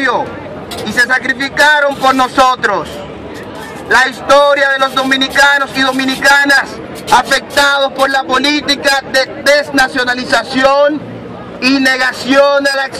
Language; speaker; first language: Spanish; native; Spanish